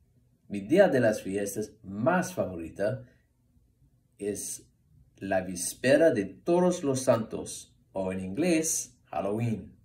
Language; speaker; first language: Spanish; non-native, learner; English